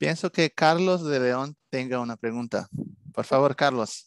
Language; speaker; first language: Spanish; non-native, fluent; Portuguese